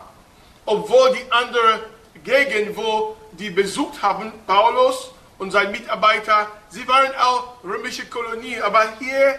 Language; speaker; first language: German; non-native, fluent; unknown